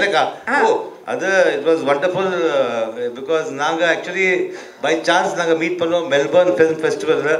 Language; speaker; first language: Tamil; early bilingual, heritage; Tamil